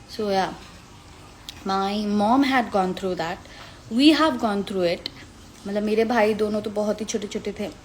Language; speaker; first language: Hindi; non-native, local second language; Assamese